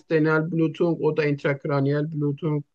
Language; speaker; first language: German; non-native, learner; Turkish